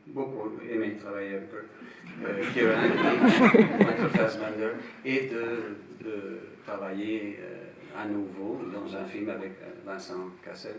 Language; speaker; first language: French; non-native, fluent; English